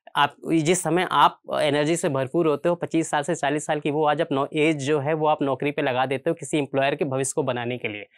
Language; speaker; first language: Hindi; native; Hindi